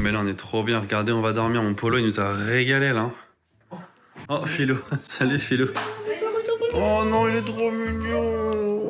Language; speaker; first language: French; native; French